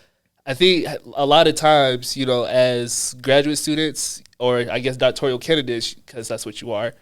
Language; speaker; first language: English; native; English